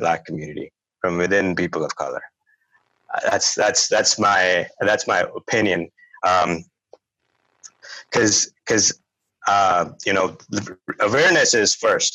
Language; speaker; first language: English; non-native, local second language; Urdu